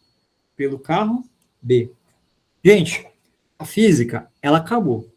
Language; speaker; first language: Portuguese; native; Portuguese